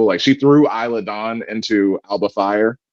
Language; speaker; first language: English; native; English